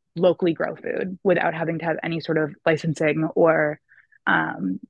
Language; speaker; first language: English; native; English